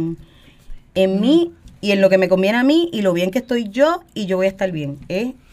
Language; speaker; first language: Spanish; native; Spanish